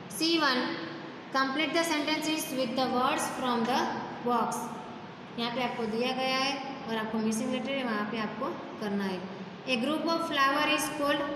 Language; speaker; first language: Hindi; non-native, local second language; Gujarati